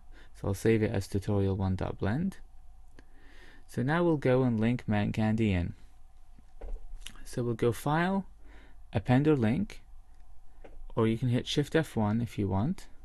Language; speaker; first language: English; native; English